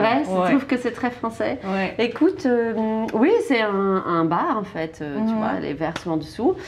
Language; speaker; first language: French; native; French